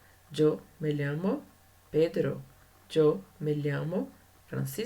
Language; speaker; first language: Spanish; non-native, learner; Portuguese